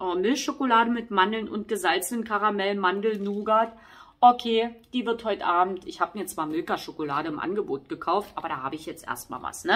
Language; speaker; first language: German; native; German